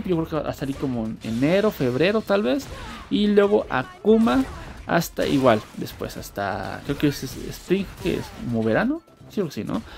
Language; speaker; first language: Spanish; native; Spanish